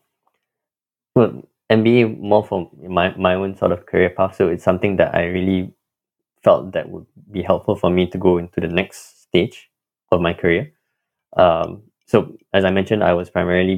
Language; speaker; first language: English; non-native, local second language; Malay